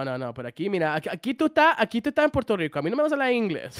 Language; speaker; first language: Spanish; native; Spanish